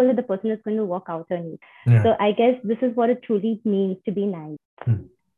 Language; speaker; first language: English; non-native, local second language; Hindi